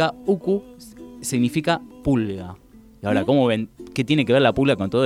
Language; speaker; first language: Spanish; native; Spanish